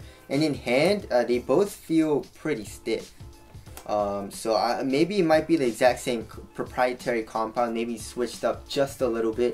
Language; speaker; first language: English; native; English